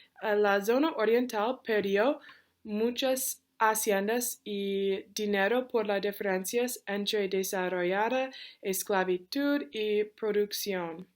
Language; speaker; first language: Spanish; non-native, learner; English